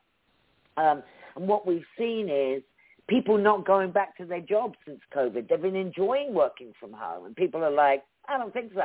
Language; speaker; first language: English; native; English